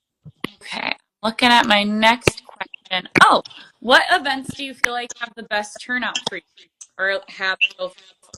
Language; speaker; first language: English; native; English